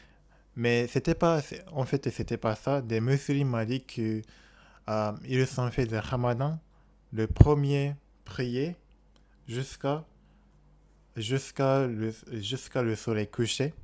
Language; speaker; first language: French; non-native, learner; Japanese